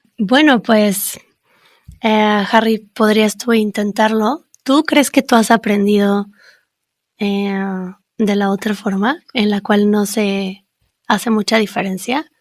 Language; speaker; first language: Spanish; native; Spanish